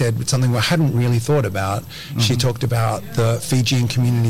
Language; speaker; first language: English; native; English